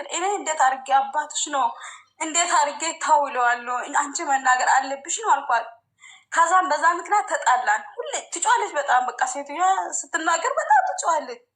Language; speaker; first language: Amharic; non-native, local second language; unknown